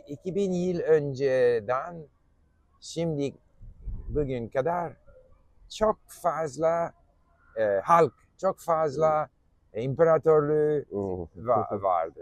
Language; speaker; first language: Turkish; non-native, learner; English